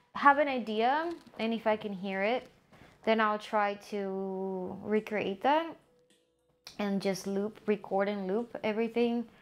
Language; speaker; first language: English; early bilingual, other home language; Spanish